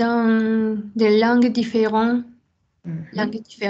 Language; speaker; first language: French; non-native, learner; Spanish